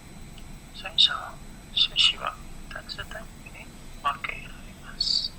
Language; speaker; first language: Japanese; non-native, learner; Indonesian